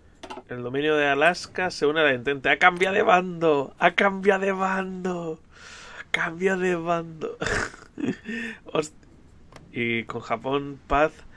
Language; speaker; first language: Spanish; native; Spanish